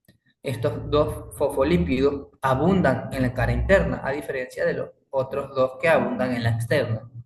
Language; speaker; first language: Spanish; native; Spanish